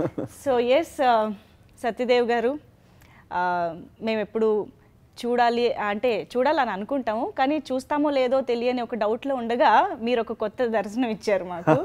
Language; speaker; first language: Telugu; native; Telugu